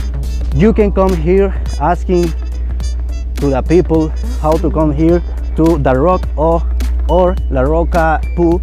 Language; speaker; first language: English; non-native, learner; Spanish